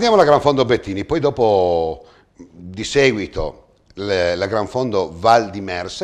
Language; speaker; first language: Italian; native; Italian